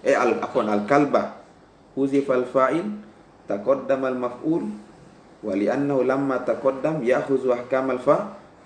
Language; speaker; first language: Arabic; non-native, fluent; Indonesian